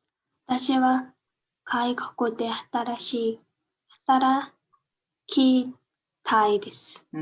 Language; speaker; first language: Japanese; non-native, learner; Mongolian